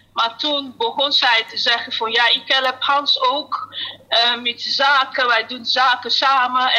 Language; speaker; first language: Dutch; non-native, learner; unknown